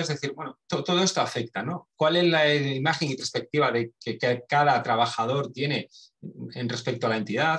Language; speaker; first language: Spanish; native; Spanish